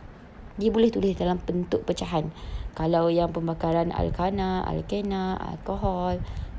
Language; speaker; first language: Malay; native; Malay